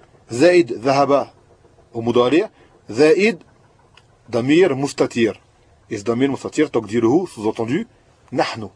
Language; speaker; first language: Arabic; non-native, fluent; French